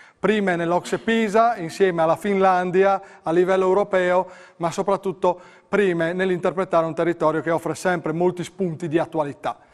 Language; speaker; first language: Italian; native; Italian